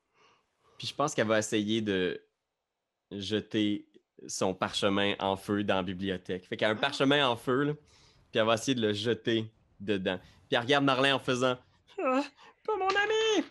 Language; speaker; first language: French; native; French